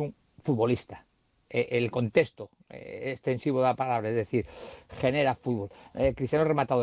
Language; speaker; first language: Spanish; native; Spanish